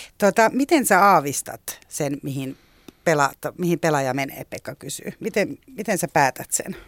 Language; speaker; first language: Finnish; native; Finnish